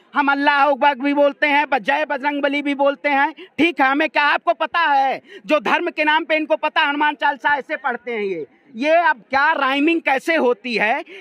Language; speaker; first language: Hindi; native; Hindi